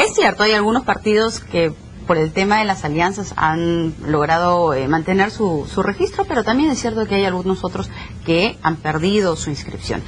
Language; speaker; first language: Spanish; native; Spanish